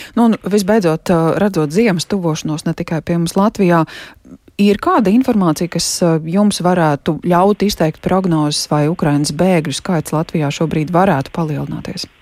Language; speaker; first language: Latvian; native; Latvian